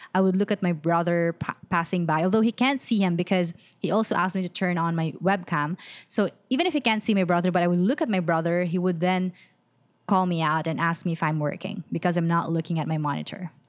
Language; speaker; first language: English; non-native, local second language; Filipino